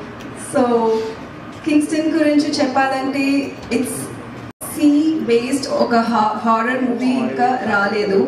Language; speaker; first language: Telugu; non-native, learner; Tamil